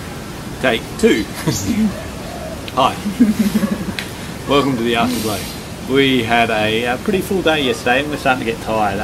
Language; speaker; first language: English; native; English